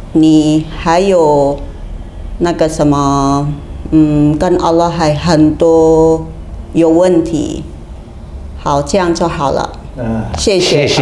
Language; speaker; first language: Chinese; non-native, learner; Indonesian